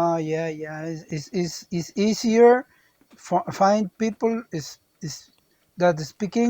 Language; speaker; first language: English; non-native, learner; Spanish